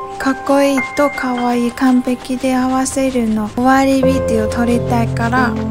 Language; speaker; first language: Japanese; non-native, learner; Chinese